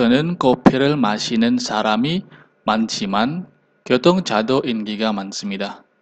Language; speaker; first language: Korean; non-native, learner; Indonesian